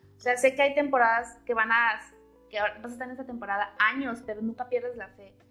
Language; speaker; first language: Spanish; native; Spanish